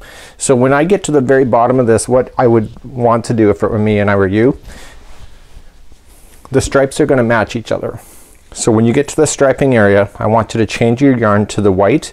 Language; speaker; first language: English; native; English